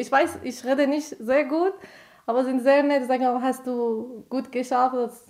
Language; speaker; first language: German; non-native, learner; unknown